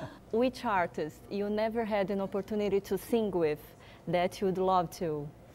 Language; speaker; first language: English; non-native, fluent; Portuguese